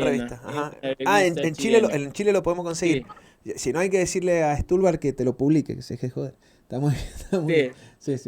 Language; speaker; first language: Spanish; native; Spanish